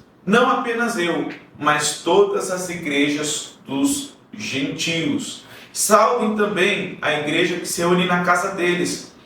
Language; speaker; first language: Portuguese; native; Portuguese